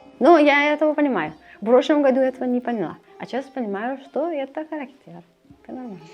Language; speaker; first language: Russian; non-native, learner; Persian